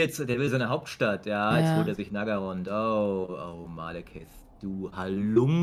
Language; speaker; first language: German; native; German